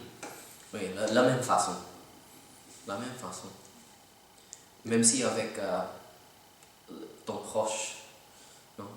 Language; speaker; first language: French; non-native, learner; Filipino